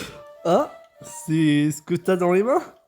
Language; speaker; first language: French; native; French